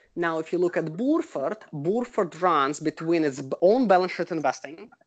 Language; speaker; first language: English; non-native, fluent; Russian